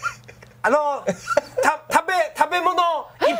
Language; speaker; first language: Japanese; non-native, learner; Chinese